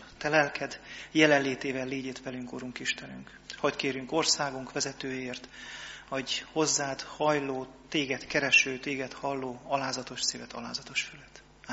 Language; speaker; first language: Hungarian; native; Hungarian